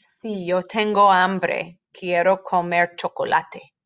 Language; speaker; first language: Spanish; non-native, fluent; English